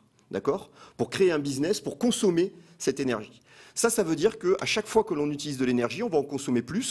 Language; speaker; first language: French; native; French